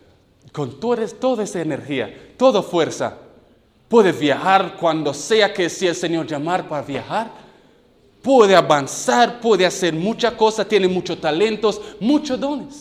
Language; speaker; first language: Spanish; non-native, learner; English